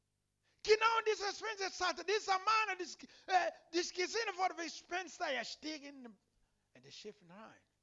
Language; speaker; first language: German; non-native, learner; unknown